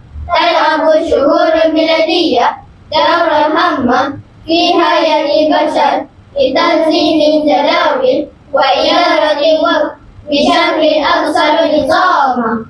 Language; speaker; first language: Arabic; non-native, learner; Malay